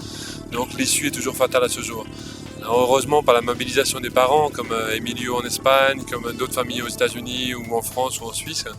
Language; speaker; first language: French; native; French